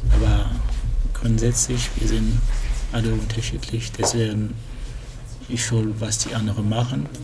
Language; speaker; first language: German; early bilingual, other home language; French